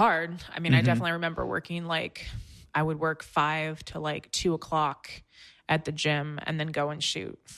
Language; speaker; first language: English; native; English